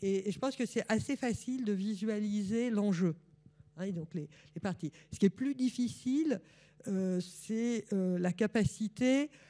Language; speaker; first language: French; native; French